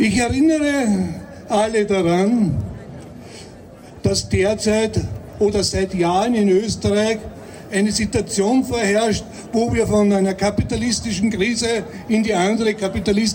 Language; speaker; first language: German; native; German